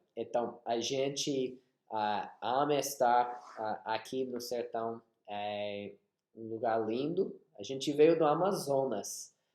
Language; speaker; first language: Portuguese; non-native, fluent; English